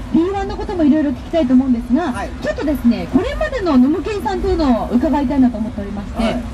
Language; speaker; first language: Japanese; native; Japanese